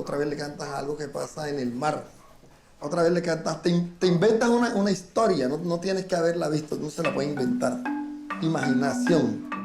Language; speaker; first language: Spanish; native; Spanish